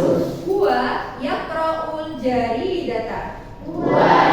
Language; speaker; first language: Arabic; non-native, fluent; Indonesian